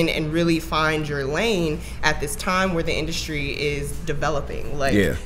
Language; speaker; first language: English; native; English